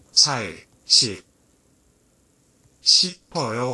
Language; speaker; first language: Korean; non-native, learner; English